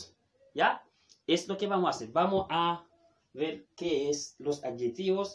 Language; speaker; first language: Spanish; non-native, fluent; Haitian Creole